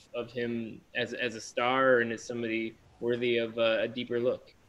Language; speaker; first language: English; native; English